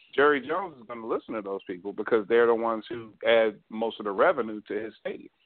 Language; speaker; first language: English; native; English